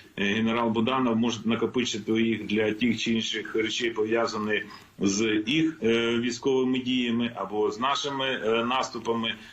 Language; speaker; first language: Ukrainian; non-native, local second language; Russian